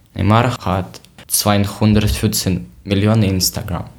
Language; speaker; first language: German; non-native, learner; Ukrainian